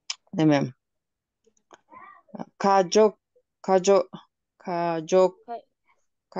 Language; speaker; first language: Korean; non-native, learner; Kyrgyz